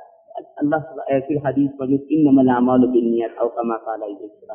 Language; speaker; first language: Arabic; non-native, learner; Urdu